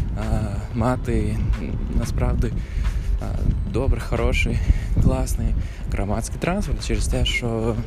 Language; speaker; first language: Ukrainian; non-native, fluent; English